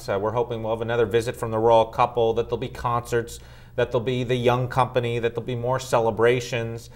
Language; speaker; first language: English; native; English